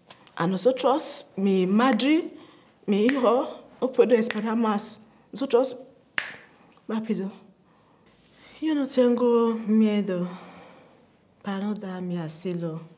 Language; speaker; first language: Spanish; non-native, learner; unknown